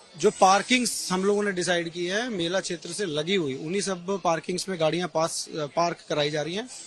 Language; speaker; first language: Hindi; native; Hindi